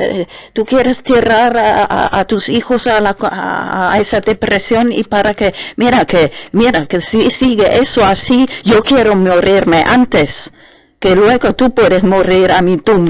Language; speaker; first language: Spanish; non-native, fluent; German